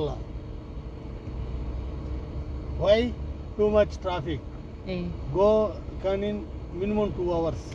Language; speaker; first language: English; non-native, learner; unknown